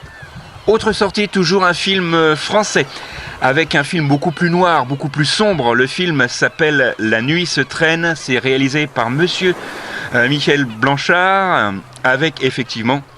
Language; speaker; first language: French; native; French